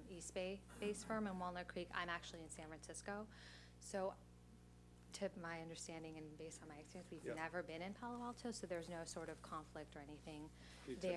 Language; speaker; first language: English; native; English